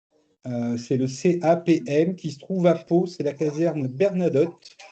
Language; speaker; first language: French; native; French